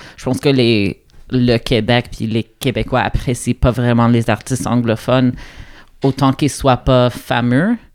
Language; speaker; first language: French; non-native, local second language; English